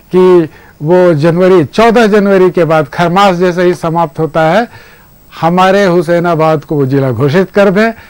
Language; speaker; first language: Hindi; native; Hindi